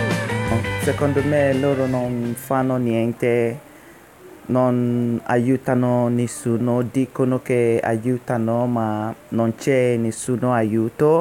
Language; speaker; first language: Italian; non-native, learner; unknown